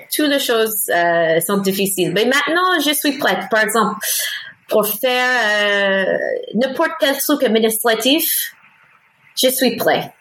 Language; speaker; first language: French; non-native, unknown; English